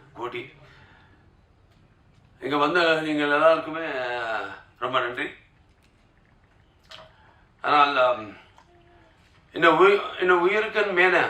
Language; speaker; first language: Tamil; non-native, local second language; Telugu